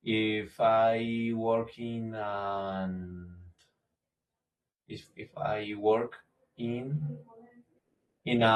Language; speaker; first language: English; non-native, learner; Spanish